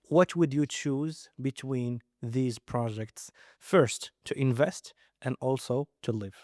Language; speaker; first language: English; non-native, fluent; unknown